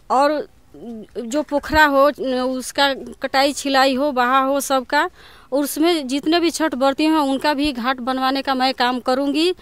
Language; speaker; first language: Hindi; non-native, local second language; Bhojpuri